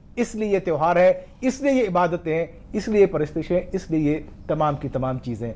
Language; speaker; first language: Hindi; native; Hindi